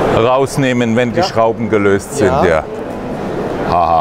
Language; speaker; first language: German; native; German